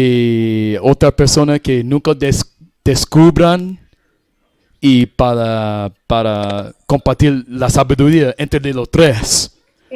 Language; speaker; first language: Spanish; non-native, learner; English